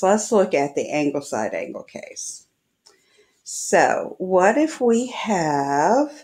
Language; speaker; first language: English; native; English